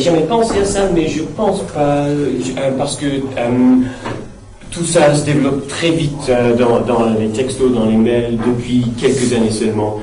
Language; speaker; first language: French; non-native, fluent; English